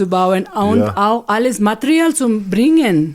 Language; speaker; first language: German; non-native, learner; Ladakhi